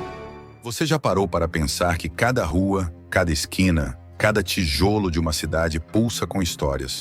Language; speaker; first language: Portuguese; native; Portuguese